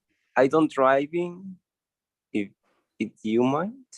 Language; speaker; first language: English; non-native, learner; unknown